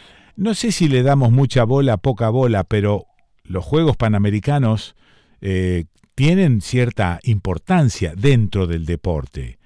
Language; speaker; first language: Spanish; native; Spanish